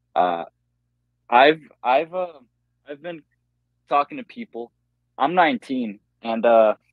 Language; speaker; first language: English; native; English